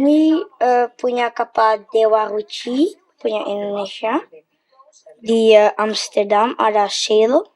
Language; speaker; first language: Indonesian; early bilingual, heritage; Dutch